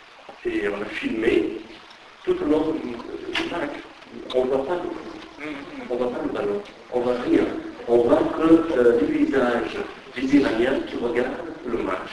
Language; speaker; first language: French; non-native, fluent; Persian